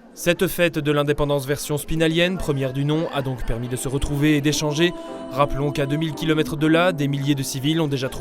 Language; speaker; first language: French; native; French